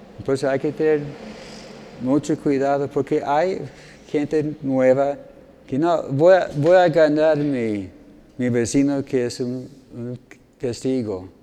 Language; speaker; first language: Spanish; non-native, fluent; English